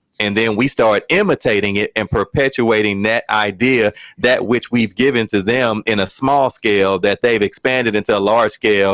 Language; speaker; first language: English; native; English